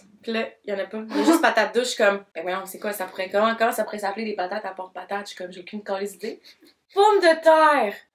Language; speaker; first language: French; native; French